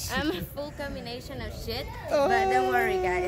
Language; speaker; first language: English; non-native, fluent; Spanish